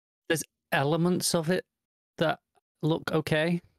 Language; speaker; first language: English; native; English